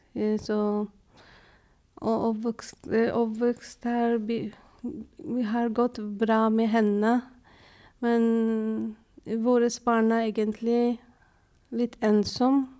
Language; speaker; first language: Norwegian; non-native, fluent; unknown